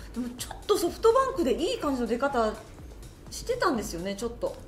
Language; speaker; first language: Japanese; native; Japanese